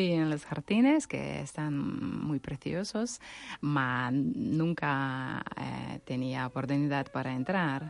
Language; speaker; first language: Spanish; non-native, learner; Russian